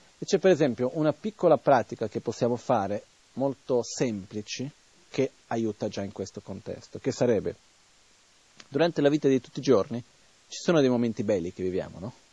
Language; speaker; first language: Italian; non-native, fluent; Portuguese